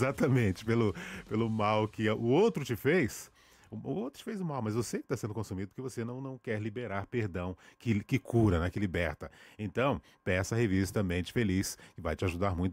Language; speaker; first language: Portuguese; native; Portuguese